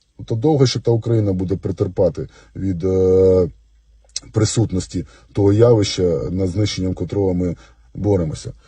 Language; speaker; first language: Ukrainian; non-native, local second language; Russian